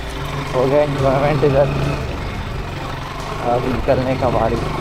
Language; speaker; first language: Hindi; native; Hindi